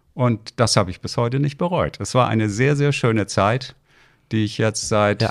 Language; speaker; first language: German; native; German